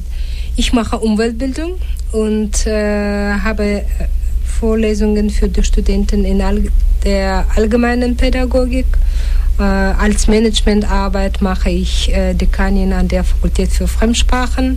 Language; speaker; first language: German; non-native, fluent; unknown